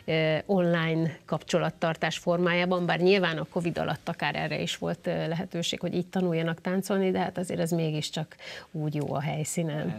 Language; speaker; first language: Hungarian; native; Hungarian